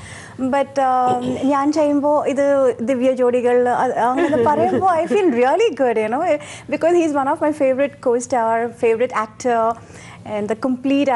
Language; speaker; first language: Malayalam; non-native, local second language; Tamil